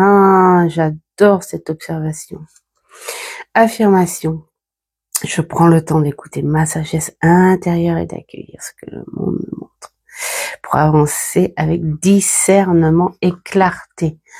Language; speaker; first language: French; native; French